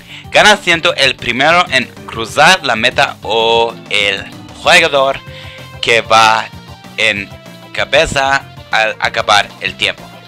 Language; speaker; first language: Spanish; non-native, learner; English